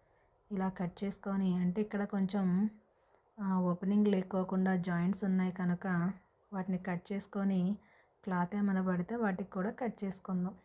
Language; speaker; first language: Telugu; native; Telugu